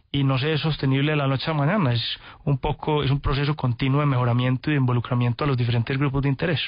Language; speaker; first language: Spanish; native; Spanish